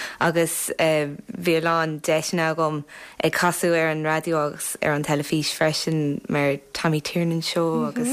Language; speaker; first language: Irish; non-native, local second language; English